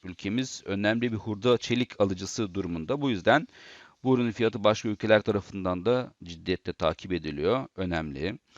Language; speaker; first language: Turkish; native; Turkish